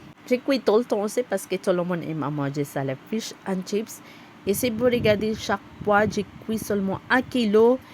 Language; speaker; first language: French; non-native, learner; Cebuano